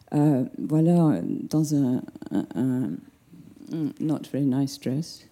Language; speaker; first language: French; non-native, fluent; English